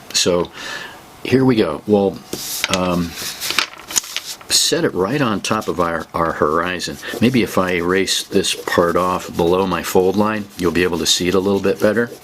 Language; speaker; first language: English; native; English